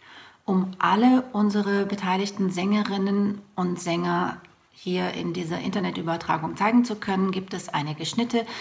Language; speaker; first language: German; native; German